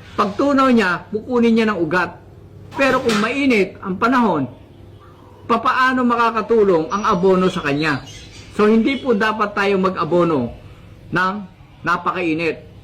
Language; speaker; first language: Filipino; non-native, local second language; Cebuano